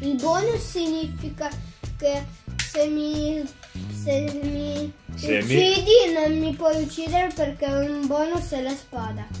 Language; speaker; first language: Italian; early bilingual, other home language; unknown